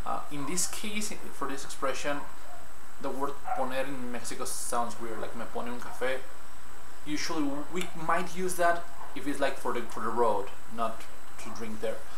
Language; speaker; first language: English; non-native, fluent; Spanish